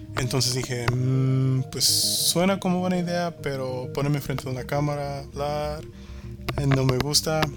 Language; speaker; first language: Spanish; early bilingual, heritage; Spanish